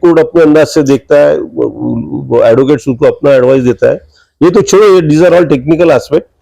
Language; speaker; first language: Hindi; non-native, local second language; Marathi